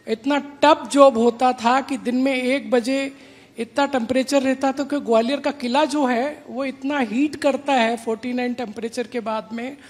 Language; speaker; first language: Hindi; native; Hindi